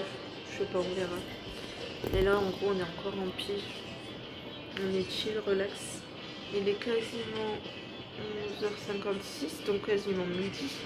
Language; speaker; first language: French; native; French